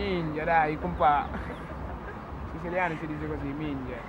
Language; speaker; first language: Italian; non-native, learner; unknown